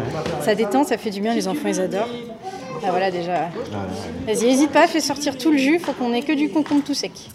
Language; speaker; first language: French; native; French